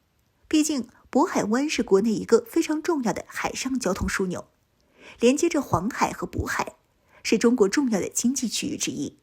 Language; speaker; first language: Chinese; native; Chinese